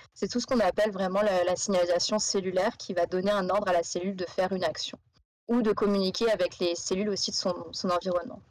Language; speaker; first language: French; native; French